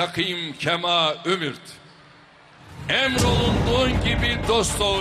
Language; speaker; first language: Turkish; native; Turkish